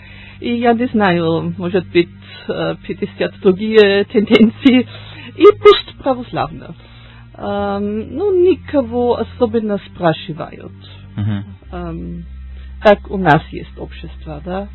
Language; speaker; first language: Russian; non-native, learner; German